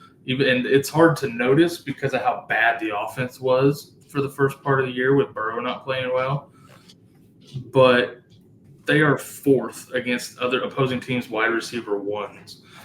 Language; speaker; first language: English; native; English